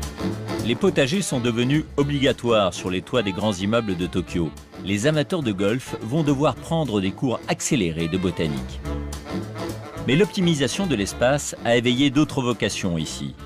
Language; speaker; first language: French; native; French